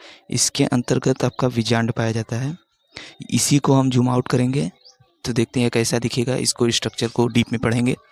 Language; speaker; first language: Hindi; native; Hindi